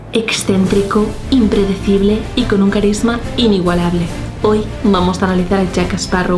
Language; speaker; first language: Spanish; native; Spanish